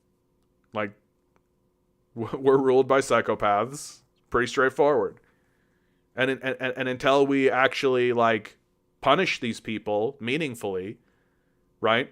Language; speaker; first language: English; native; English